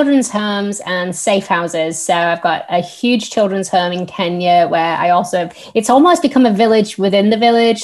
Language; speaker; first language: English; native; English